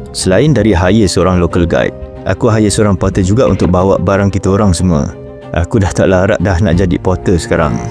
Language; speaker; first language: Malay; native; Malay